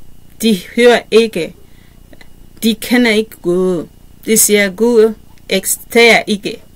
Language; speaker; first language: Danish; non-native, learner; Kinyarwanda